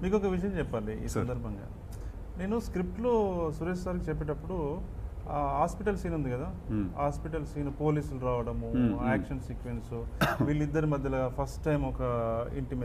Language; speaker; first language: Telugu; native; Telugu